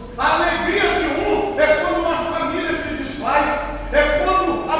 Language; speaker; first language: Portuguese; native; Portuguese